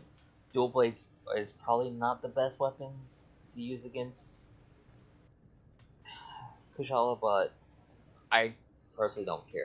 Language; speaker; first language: English; native; English